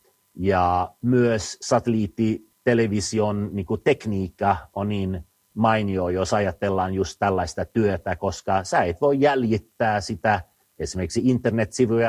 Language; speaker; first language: Finnish; non-native, fluent; Swedish